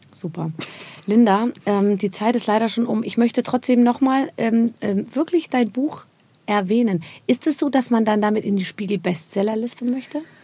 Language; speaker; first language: German; native; German